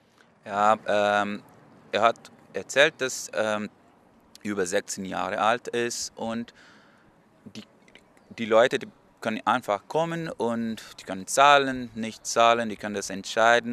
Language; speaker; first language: German; non-native, learner; Portuguese